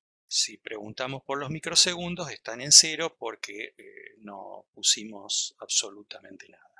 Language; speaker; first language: Spanish; native; Spanish